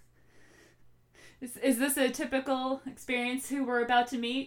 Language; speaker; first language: English; native; English